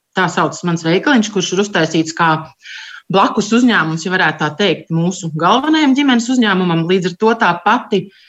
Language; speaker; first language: Latvian; native; Latvian